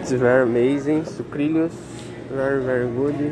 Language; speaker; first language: English; non-native, learner; Portuguese